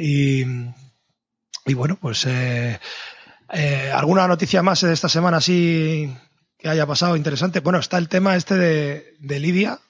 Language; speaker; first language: Spanish; native; Spanish